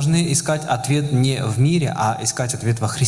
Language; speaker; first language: Russian; native; Russian